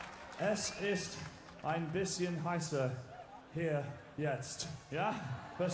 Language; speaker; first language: German; non-native, learner; English